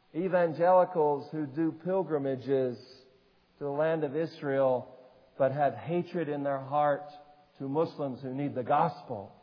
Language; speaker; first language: English; native; English